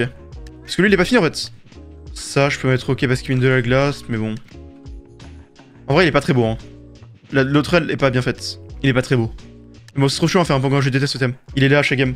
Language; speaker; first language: French; native; French